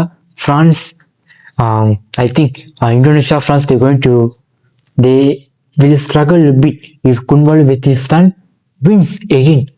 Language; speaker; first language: English; non-native, learner; Malay